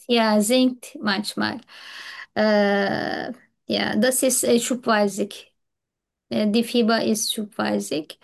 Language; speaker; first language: German; non-native, learner; Turkish